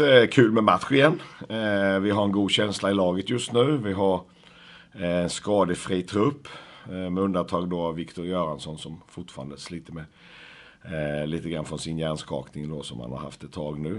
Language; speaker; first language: Swedish; native; Swedish